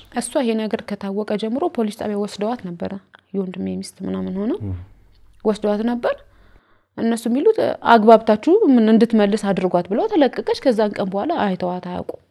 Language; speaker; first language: Amharic; native; Amharic